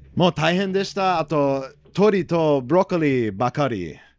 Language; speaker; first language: Japanese; non-native, learner; English